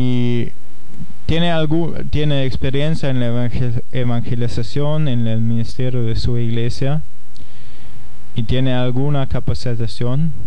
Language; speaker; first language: Spanish; non-native, fluent; German